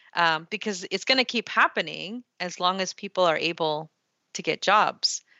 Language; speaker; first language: English; early bilingual, other home language; Spanish